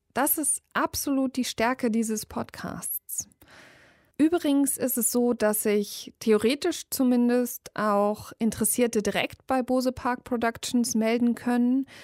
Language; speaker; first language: German; native; German